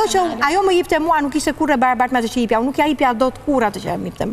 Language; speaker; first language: Albanian; native; Albanian